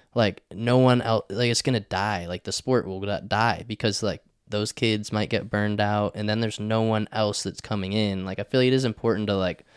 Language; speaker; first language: English; native; English